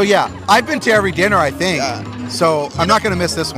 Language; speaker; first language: English; native; English